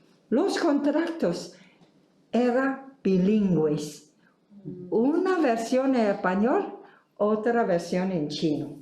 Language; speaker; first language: Spanish; non-native, fluent; Chinese